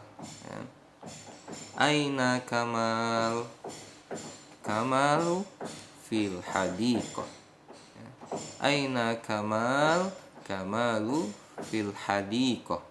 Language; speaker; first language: Arabic; non-native, fluent; Indonesian